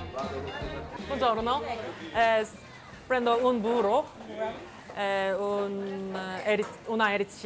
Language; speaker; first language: Italian; non-native, learner; Korean